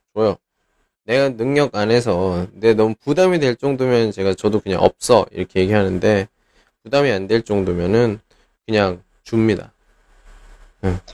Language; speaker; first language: Korean; native; Korean